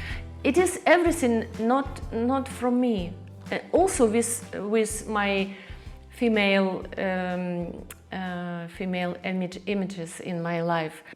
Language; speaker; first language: English; non-native, learner; Russian